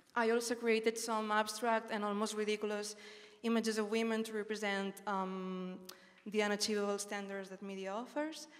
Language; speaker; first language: English; non-native, fluent; Spanish